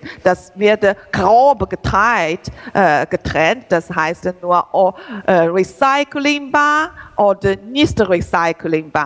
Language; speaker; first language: German; non-native, learner; Chinese